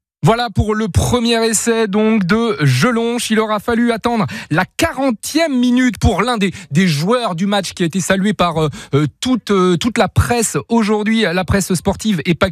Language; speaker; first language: French; native; French